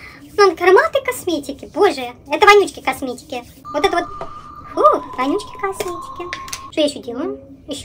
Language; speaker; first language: Russian; native; Russian